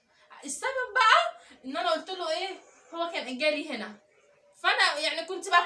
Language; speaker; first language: Arabic; native; Arabic